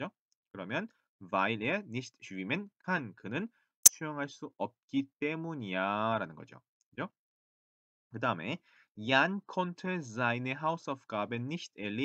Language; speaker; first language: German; non-native, fluent; Korean